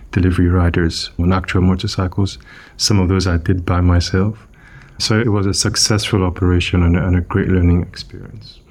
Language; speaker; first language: English; non-native, local second language; Yoruba